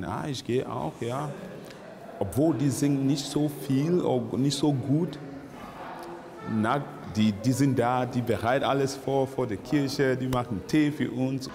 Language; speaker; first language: German; non-native, fluent; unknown